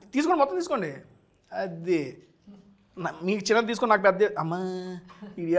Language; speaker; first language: Telugu; native; Telugu